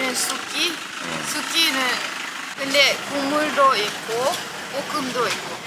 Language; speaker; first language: Korean; non-native, learner; Thai